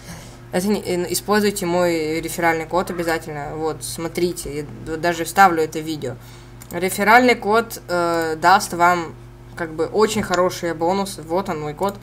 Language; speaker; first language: Russian; native; Russian